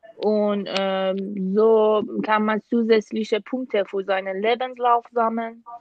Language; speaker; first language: German; non-native, fluent; Persian